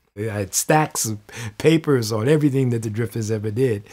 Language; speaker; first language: English; native; English